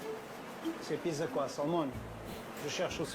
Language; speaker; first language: French; non-native, fluent; Portuguese